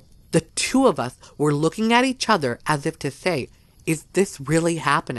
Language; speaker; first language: English; native; English